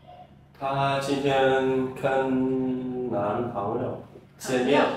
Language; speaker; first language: Chinese; non-native, learner; Vietnamese